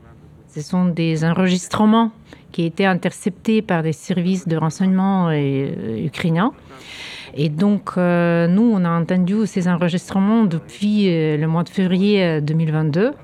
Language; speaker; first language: French; non-native, fluent; Ukrainian